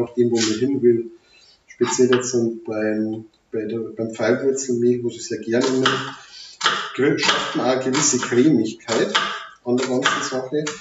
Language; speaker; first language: German; native; German